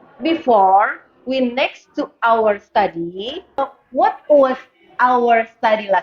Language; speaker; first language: English; non-native, learner; Indonesian